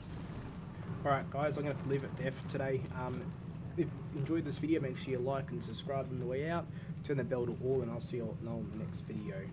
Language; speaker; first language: English; native; English